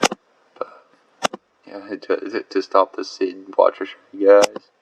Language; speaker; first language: English; native; English